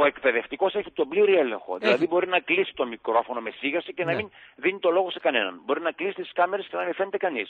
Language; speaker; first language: Greek; native; Greek